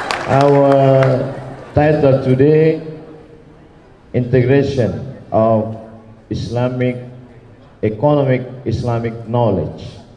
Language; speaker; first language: English; non-native, learner; Indonesian